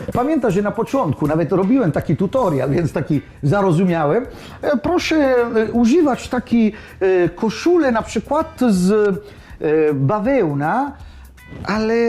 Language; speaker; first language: Polish; non-native, learner; Italian